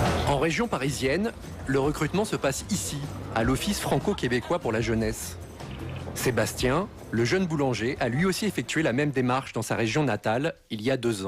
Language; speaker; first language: French; native; French